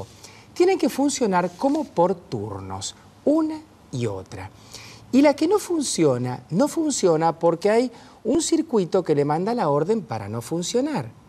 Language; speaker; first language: Spanish; native; Spanish